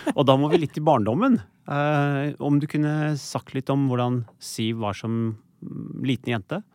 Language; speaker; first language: Norwegian; early bilingual, other home language; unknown